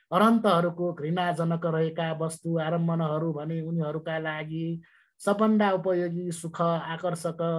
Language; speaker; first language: Nepali; non-native, local second language; Newari